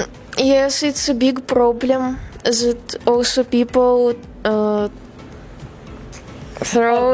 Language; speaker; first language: English; non-native, learner; Russian